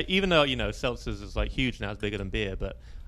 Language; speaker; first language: English; native; English